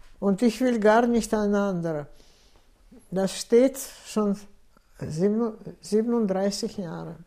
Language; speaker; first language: German; non-native, fluent; Russian